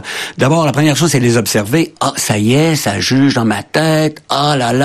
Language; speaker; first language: French; native; French